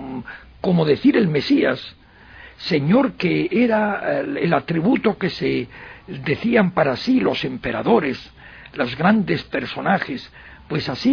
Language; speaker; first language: Spanish; native; Spanish